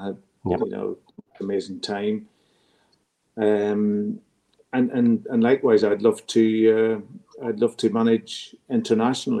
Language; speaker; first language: English; native; English